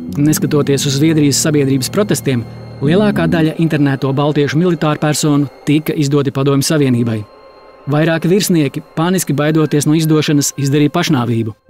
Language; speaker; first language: Latvian; native; Latvian